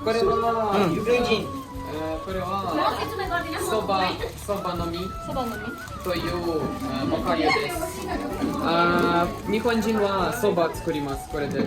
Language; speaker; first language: Japanese; non-native, learner; Nepali